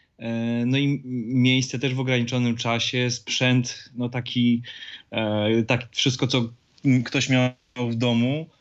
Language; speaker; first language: Polish; native; Polish